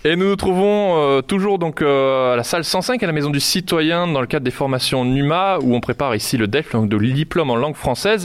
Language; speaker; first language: French; native; French